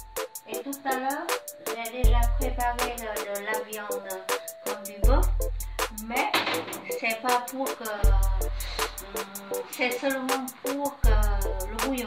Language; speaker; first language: French; non-native, fluent; Vietnamese